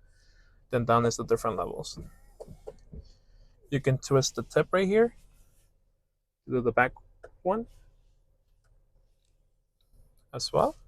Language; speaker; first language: English; native; English